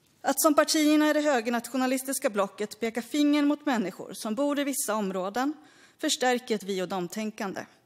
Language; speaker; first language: Swedish; early bilingual, other home language; Greek